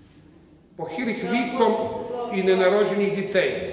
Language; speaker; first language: Ukrainian; non-native, fluent; Croatian